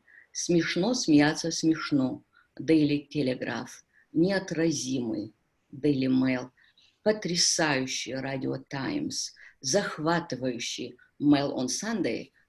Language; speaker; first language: Russian; native; Russian